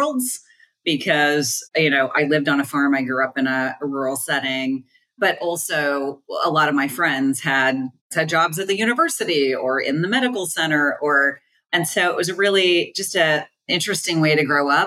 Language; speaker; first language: English; native; English